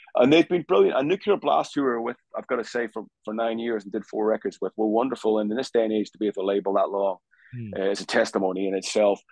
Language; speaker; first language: English; native; English